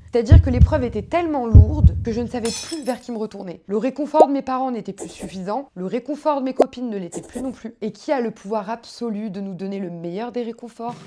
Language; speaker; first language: French; native; French